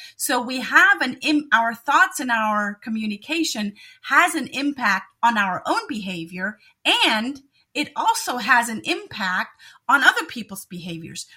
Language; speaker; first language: English; non-native, fluent; German